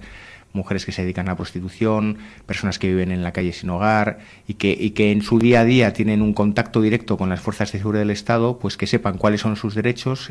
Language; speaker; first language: Spanish; native; Spanish